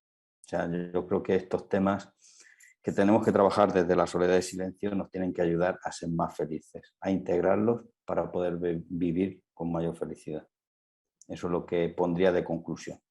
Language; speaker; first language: Spanish; native; Spanish